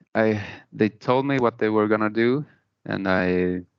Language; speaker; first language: English; non-native, fluent; Spanish